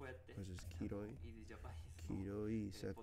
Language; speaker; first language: Japanese; non-native, learner; English